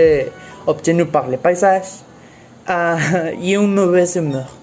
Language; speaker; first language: French; non-native, learner; Spanish